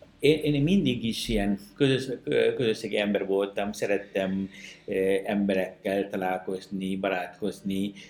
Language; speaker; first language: Hungarian; non-native, fluent; Sinhala